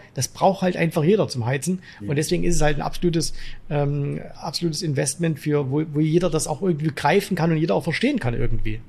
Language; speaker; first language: German; native; German